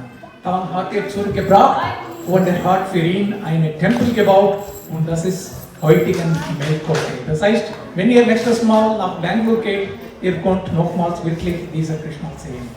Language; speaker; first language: German; non-native, learner; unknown